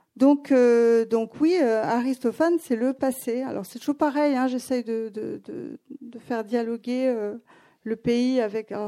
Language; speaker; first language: French; non-native, fluent; Greek